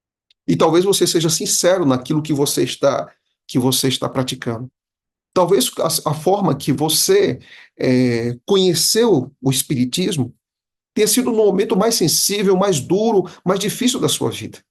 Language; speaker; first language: Portuguese; native; Portuguese